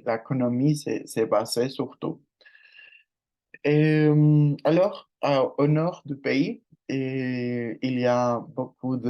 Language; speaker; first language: French; non-native, learner; Spanish